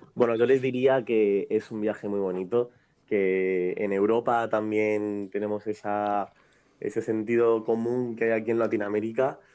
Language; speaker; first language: Spanish; native; Spanish